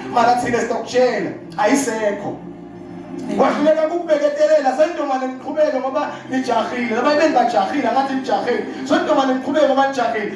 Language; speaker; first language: Zulu; non-native, local second language; Swati